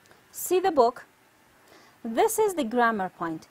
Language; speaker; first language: English; non-native, fluent; Persian